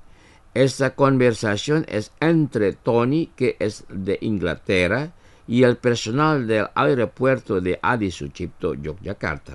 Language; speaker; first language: Spanish; non-native, fluent; Indonesian